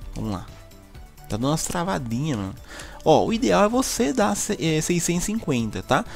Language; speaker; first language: Portuguese; native; Portuguese